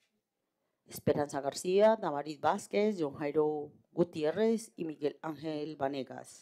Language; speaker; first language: Spanish; native; Spanish